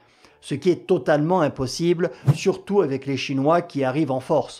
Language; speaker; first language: French; native; French